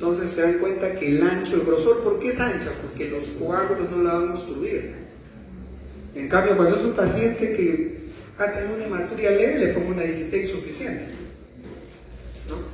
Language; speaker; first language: Spanish; native; Spanish